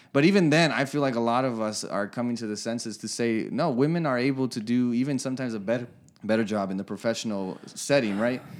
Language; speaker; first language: English; native; English